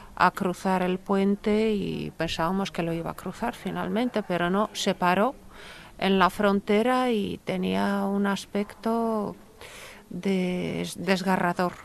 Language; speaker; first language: Spanish; early bilingual, heritage; Russian